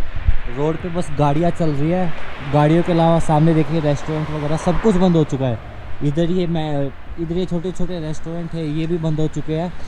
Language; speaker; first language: Hindi; native; Hindi